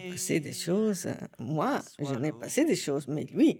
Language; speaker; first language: French; non-native, fluent; Italian